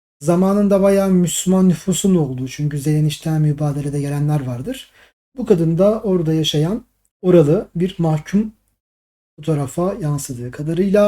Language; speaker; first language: Turkish; native; Turkish